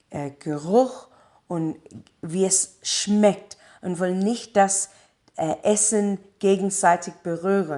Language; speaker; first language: German; non-native, learner; English